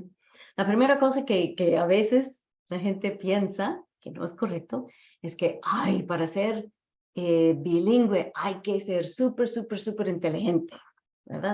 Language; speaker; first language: Spanish; non-native, fluent; English